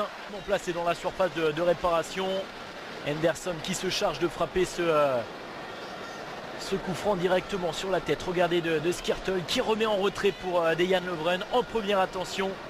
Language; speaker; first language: French; native; French